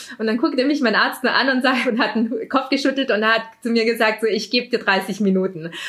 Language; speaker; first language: German; early bilingual, other home language; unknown